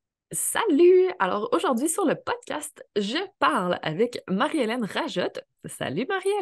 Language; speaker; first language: French; native; French